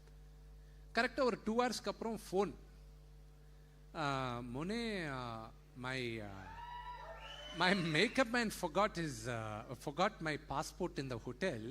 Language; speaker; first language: Tamil; non-native, local second language; Telugu